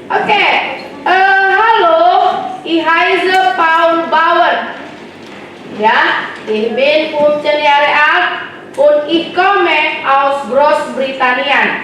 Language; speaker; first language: German; non-native, learner; Indonesian